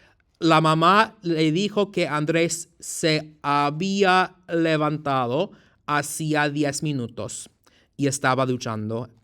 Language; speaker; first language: Spanish; non-native, fluent; English